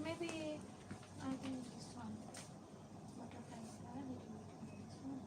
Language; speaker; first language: English; non-native, learner; Nepali